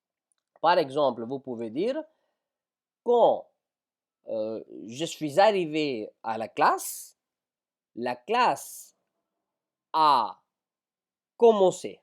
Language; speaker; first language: French; non-native, fluent; Hindi